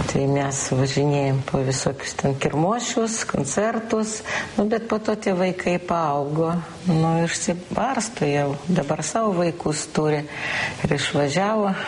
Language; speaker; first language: Lithuanian; non-native, local second language; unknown